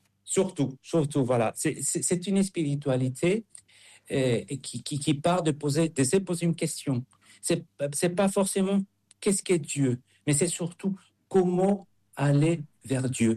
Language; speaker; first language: French; non-native, fluent; Spanish